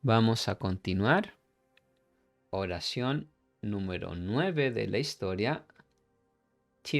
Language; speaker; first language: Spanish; non-native, fluent; English